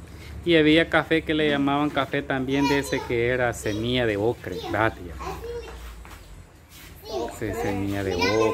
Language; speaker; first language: Spanish; native; Spanish